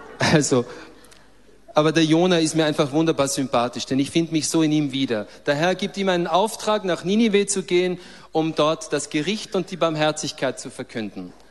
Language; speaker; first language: German; native; German